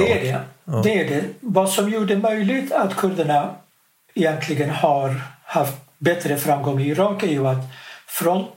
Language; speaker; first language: Swedish; non-native, fluent; Kurdish